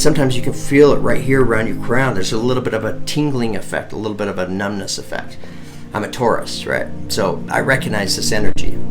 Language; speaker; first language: English; native; English